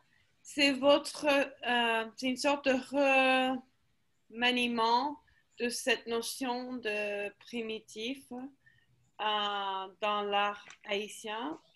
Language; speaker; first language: French; non-native, fluent; English